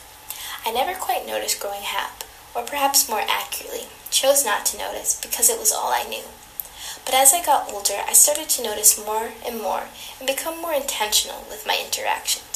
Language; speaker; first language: English; native; English